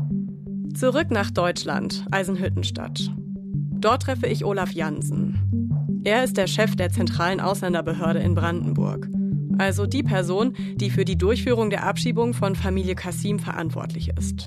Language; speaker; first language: German; native; German